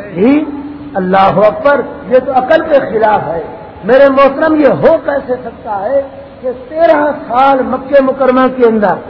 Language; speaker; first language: Urdu; non-native, local second language; Punjabi